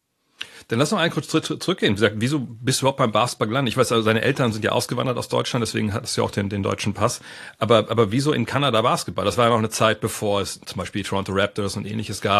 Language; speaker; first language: German; native; German